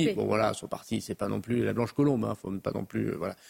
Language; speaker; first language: French; native; French